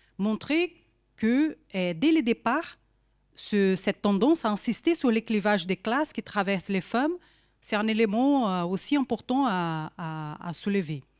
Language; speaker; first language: French; non-native, fluent; Portuguese